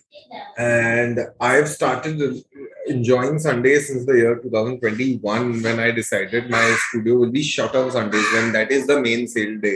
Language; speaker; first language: English; non-native, local second language; Hindi